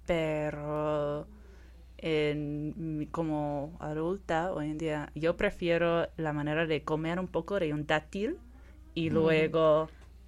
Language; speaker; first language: Spanish; non-native, fluent; English